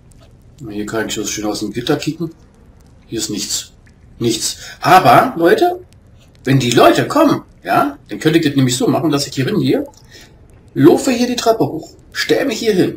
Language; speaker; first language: German; native; German